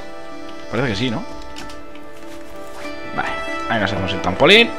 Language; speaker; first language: Spanish; native; Spanish